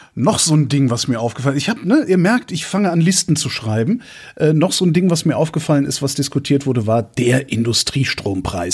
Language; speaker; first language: German; native; German